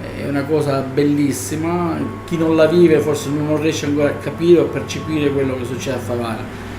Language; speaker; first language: Italian; native; Italian